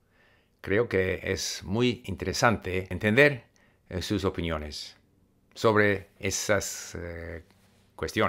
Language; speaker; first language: Spanish; non-native, fluent; English